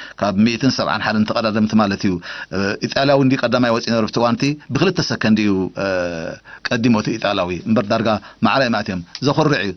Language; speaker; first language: Tigrinya; native; Tigrinya